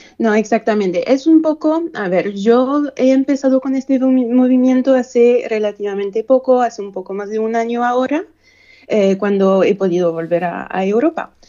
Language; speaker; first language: Spanish; non-native, fluent; French